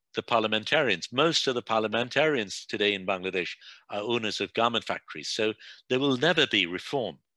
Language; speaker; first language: English; non-native, local second language; Bangla